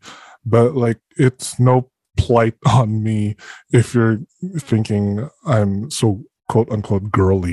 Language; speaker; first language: English; non-native, local second language; Filipino